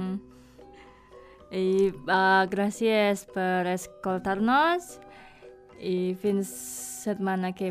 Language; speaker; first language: Catalan; non-native, learner; Indonesian